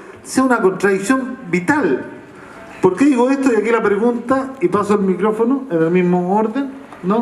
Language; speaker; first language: Spanish; native; Spanish